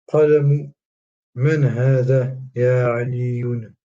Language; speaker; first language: Arabic; non-native, learner; French